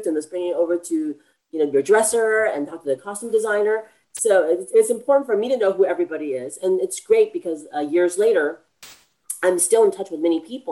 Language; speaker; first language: English; native; English